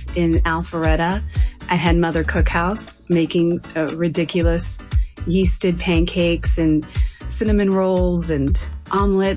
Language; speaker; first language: English; non-native, fluent; Spanish